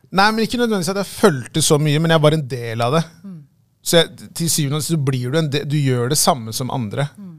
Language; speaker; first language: Norwegian; early bilingual, other home language; Tigrinya